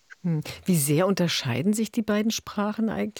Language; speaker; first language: German; native; German